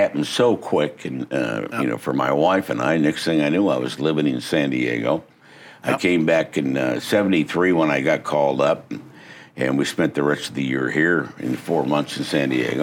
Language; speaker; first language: English; native; English